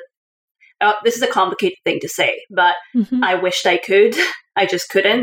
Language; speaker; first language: English; native; English